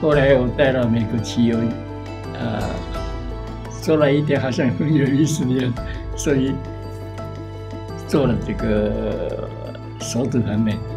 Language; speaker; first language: Chinese; non-native, local second language; Min Nan Chinese